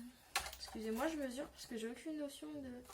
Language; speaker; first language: French; native; French